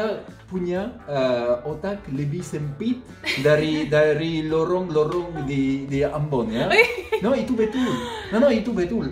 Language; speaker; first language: Indonesian; non-native, fluent; French